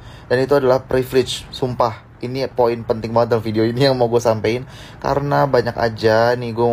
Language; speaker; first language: Indonesian; native; Indonesian